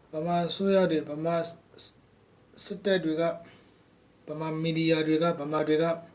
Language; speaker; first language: Burmese; native; Burmese